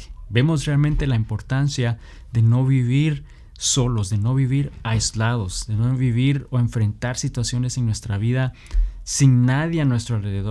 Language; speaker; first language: Spanish; native; Spanish